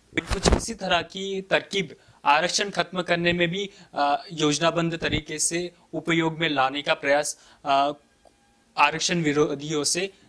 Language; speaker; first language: Hindi; non-native, local second language; Marathi